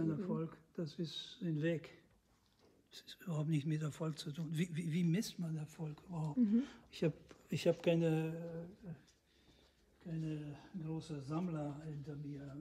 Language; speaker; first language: German; non-native, fluent; Russian